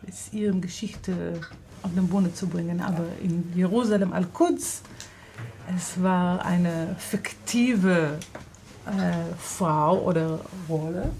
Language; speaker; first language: German; non-native, fluent; Hebrew